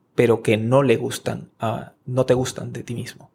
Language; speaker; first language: Spanish; native; Spanish